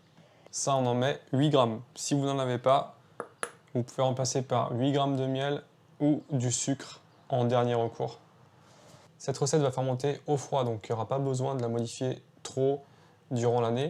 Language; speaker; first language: French; native; French